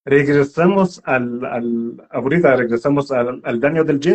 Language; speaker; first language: Spanish; non-native, learner; Arabic